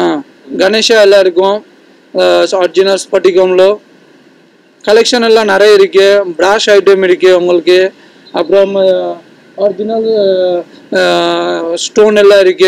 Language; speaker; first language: Tamil; non-native, fluent; Bangla